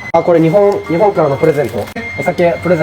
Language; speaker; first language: Japanese; native; Japanese